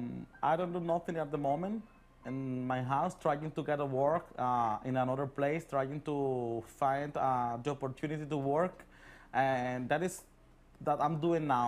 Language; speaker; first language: English; non-native, learner; Spanish